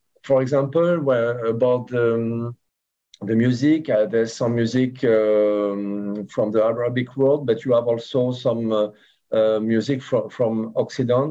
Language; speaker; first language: English; non-native, learner; French